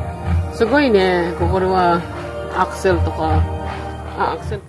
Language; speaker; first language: Japanese; non-native, learner; Filipino